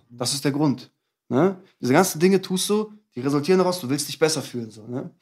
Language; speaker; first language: German; native; German